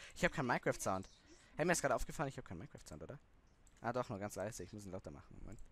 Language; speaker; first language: German; native; German